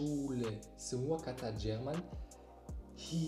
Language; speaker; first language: Indonesian; non-native, learner; German